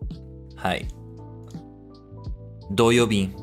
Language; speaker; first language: Japanese; non-native, learner; English